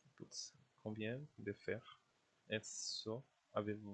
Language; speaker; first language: French; non-native, learner; Portuguese